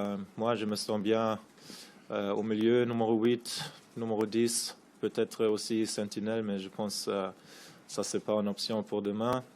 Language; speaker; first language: French; non-native, fluent; German